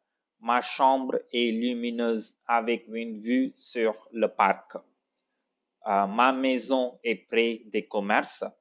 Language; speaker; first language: French; non-native, fluent; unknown